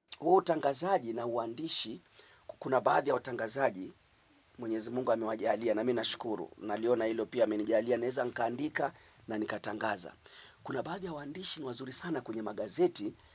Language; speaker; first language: Swahili; native; Swahili